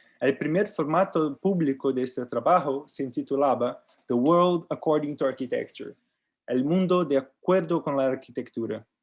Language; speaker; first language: Spanish; non-native, learner; Portuguese